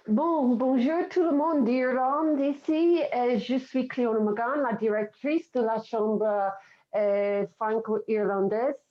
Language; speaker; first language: French; non-native, fluent; English